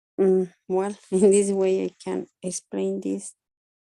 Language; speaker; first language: English; non-native, learner; Spanish